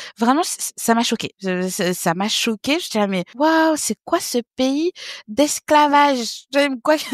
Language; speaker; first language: French; early bilingual, other home language; Haitian Creole